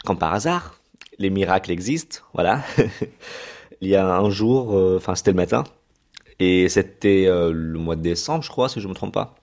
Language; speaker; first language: French; non-native, fluent; Arabic